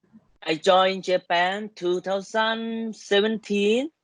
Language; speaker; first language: English; non-native, learner; Thai